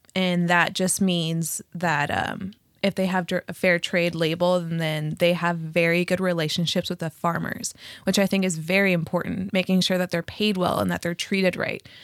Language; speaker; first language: English; early bilingual, other home language; Spanish